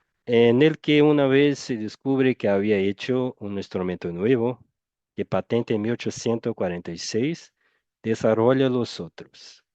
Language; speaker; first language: Spanish; non-native, fluent; Portuguese